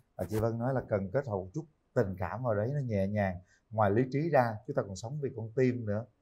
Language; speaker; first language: Vietnamese; native; Vietnamese